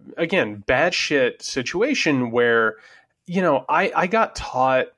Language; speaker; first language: English; native; English